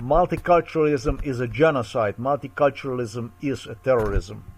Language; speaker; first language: English; non-native, fluent; Slovenian